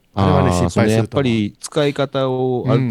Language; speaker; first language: Japanese; native; Japanese